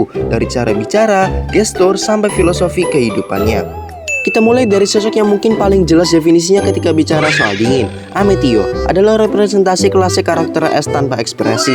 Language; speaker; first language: Indonesian; native; Indonesian